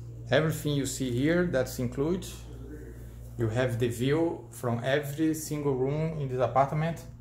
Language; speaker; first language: English; non-native, fluent; Portuguese